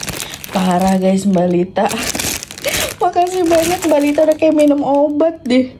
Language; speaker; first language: Indonesian; native; Indonesian